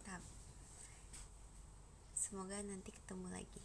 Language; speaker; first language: Indonesian; native; Indonesian